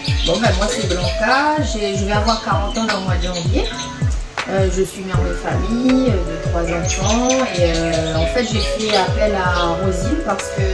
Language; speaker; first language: French; native; French